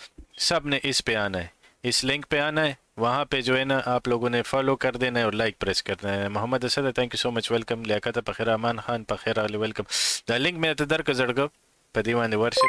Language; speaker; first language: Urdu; non-native, local second language; Pashto